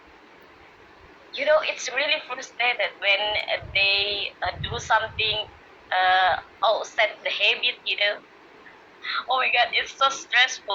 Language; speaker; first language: English; non-native, learner; Indonesian